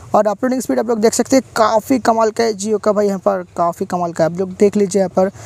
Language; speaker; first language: Hindi; non-native, local second language; Bangla